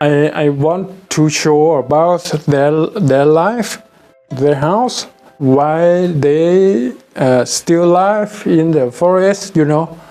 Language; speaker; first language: English; non-native, learner; Thai